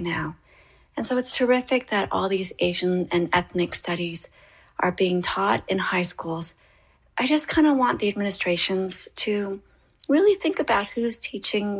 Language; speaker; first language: English; native; English